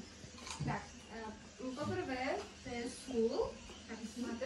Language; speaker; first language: Czech; non-native, learner; Kara-Kalpak